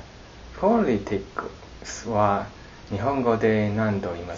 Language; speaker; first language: Japanese; non-native, learner; Chinese